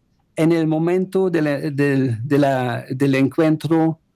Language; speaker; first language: Spanish; non-native, fluent; German